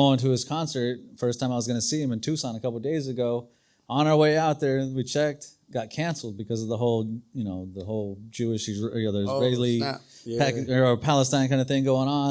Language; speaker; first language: English; native; English